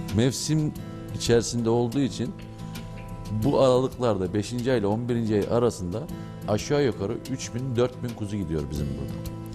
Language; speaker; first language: Turkish; native; Turkish